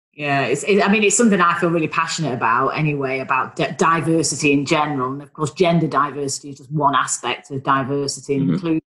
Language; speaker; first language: English; native; English